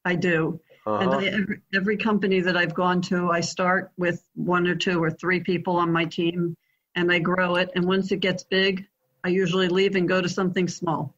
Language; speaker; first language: English; native; English